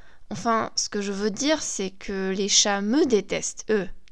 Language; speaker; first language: French; non-native, fluent; Polish